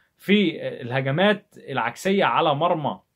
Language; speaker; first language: Arabic; native; Arabic